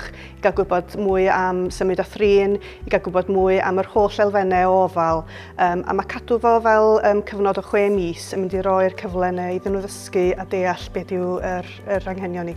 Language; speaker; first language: Welsh; native; Welsh